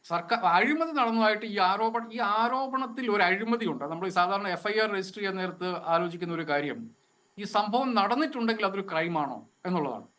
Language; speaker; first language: Malayalam; native; Malayalam